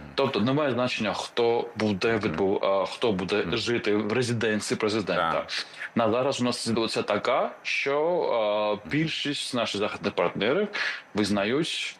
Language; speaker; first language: Ukrainian; non-native, fluent; Georgian